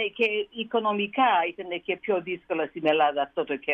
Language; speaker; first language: Greek; early bilingual, heritage; Greek